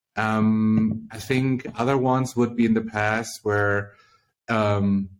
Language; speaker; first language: English; early bilingual, other home language; Chinese